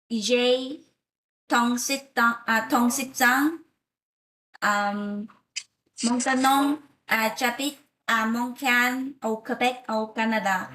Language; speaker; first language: French; non-native, learner; Vietnamese